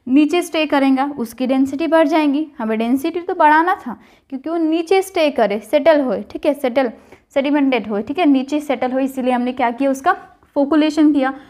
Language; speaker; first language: Hindi; non-native, local second language; Marathi